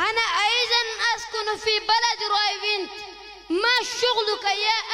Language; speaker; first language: Arabic; non-native, learner; Urdu